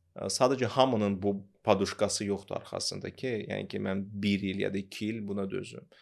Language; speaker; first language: Azerbaijani; non-native, local second language; Russian